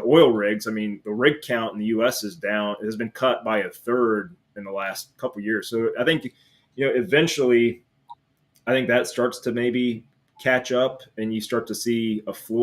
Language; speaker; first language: English; native; English